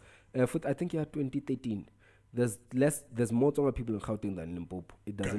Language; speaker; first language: English; non-native, local second language; Tsonga